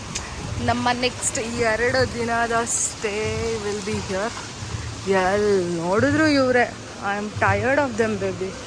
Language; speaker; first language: Kannada; native; Kannada